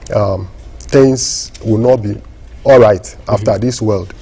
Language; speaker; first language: English; non-native, local second language; Ewe